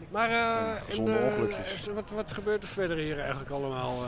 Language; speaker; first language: Dutch; native; Dutch